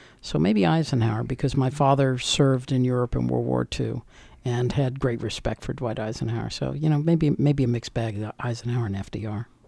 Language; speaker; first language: English; native; English